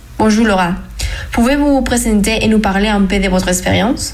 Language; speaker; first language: French; non-native, fluent; Spanish